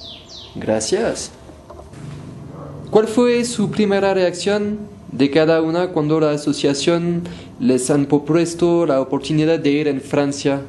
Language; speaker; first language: Spanish; non-native, fluent; French